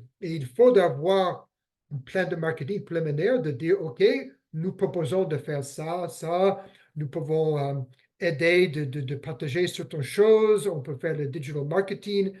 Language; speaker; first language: French; non-native, fluent; English